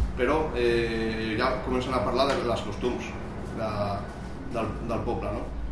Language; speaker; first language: Catalan; non-native, local second language; Spanish